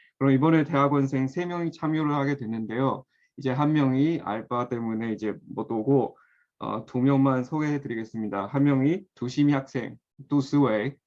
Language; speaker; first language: Korean; non-native, fluent; Chinese